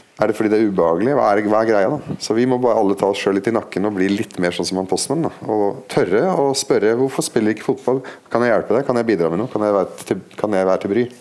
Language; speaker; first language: Norwegian; non-native, fluent; Arabic